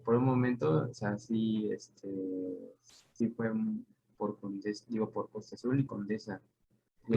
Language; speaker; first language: Spanish; native; Spanish